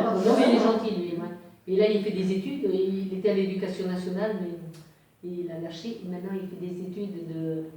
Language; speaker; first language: French; native; French